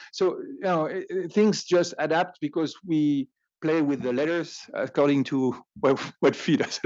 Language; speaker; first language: English; non-native, fluent; French